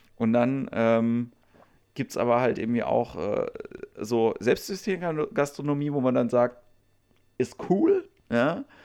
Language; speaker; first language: German; native; German